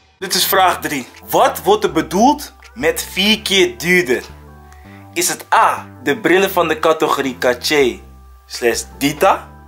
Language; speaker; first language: Dutch; early bilingual, other home language; Akan